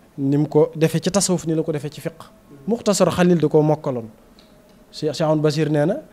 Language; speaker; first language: Wolof; native; Wolof